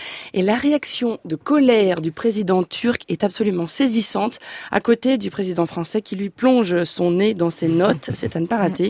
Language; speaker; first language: French; native; French